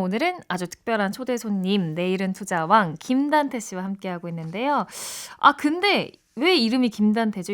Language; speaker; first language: Korean; native; Korean